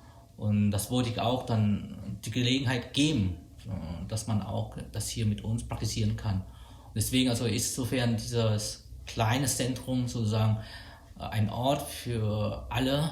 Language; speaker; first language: German; non-native, fluent; Vietnamese